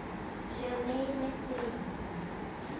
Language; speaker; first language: French; non-native, learner; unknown